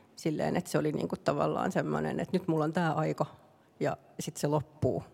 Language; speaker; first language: Finnish; native; Finnish